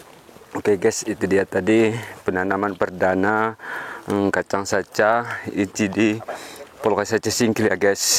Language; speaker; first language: Indonesian; native; Indonesian